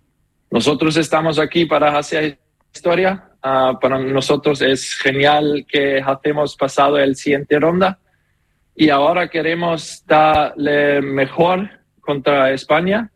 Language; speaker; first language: Spanish; non-native, learner; German